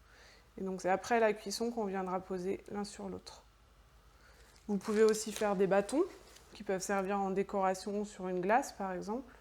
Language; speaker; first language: French; native; French